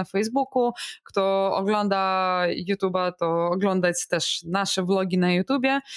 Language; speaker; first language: Polish; non-native, fluent; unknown